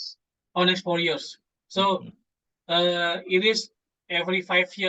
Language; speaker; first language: English; non-native, fluent; Indonesian